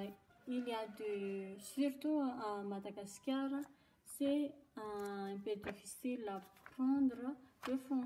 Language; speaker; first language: French; non-native, local second language; Malagasy